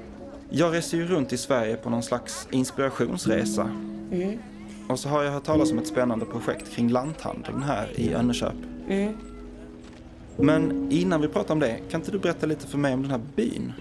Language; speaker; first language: Swedish; native; Swedish